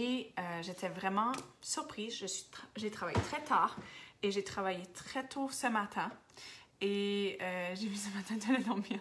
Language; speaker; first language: French; native; French